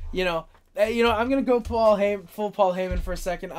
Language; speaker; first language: English; native; English